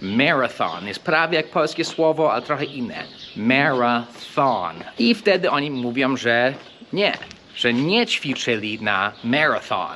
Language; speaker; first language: Polish; non-native, fluent; English